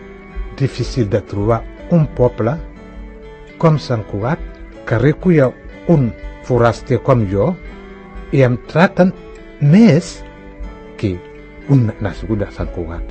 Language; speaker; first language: Catalan; non-native, fluent; Wolof